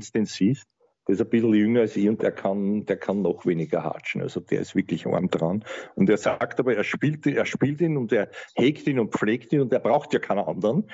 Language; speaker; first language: German; native; German